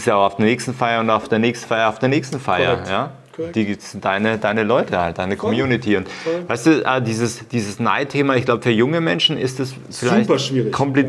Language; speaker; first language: German; native; German